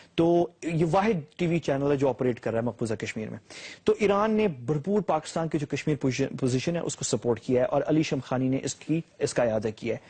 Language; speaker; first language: Urdu; native; Urdu